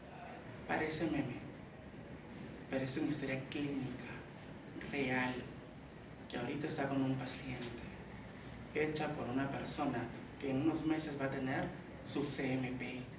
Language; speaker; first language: Spanish; native; Spanish